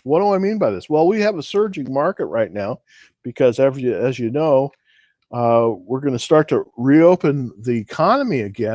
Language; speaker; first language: English; native; English